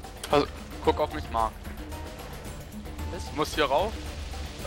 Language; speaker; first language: German; native; German